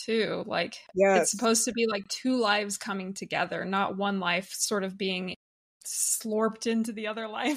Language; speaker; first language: English; native; English